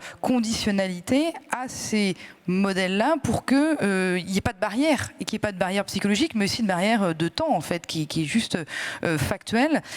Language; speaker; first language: French; native; French